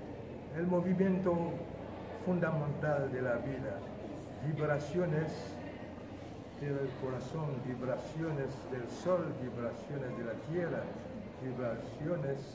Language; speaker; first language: Spanish; non-native, fluent; Haitian Creole